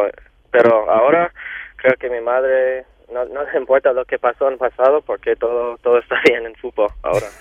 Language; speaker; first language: Spanish; non-native, local second language; English